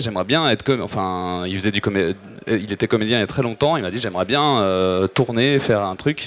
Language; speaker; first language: French; native; French